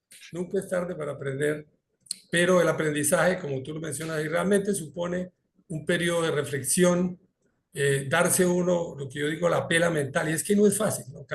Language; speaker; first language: Spanish; native; Spanish